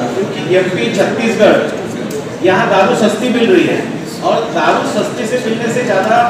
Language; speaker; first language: Hindi; non-native, local second language; Marathi